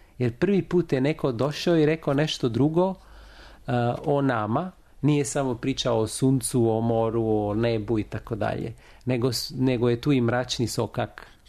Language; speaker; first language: Serbian; non-native, fluent; Italian